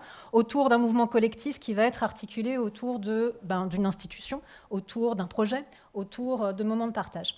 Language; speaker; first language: French; native; French